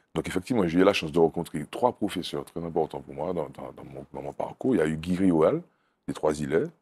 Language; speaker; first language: French; native; French